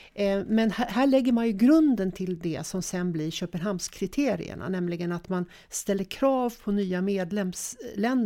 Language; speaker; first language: Swedish; native; Swedish